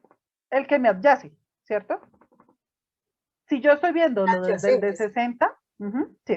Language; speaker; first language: Spanish; native; Spanish